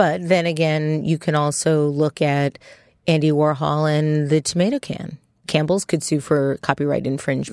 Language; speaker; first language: English; native; English